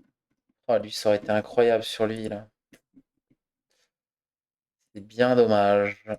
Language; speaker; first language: French; native; French